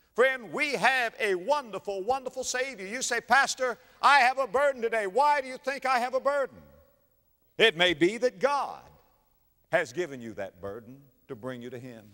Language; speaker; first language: English; native; English